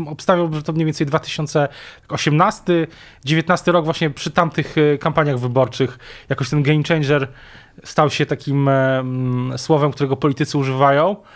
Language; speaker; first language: Polish; native; Polish